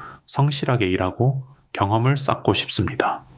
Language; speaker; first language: Korean; non-native, learner; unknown